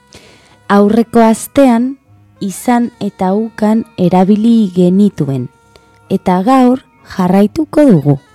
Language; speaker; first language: Basque; non-native, learner; Spanish